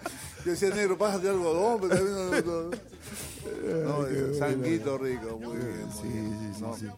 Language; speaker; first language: Spanish; native; Spanish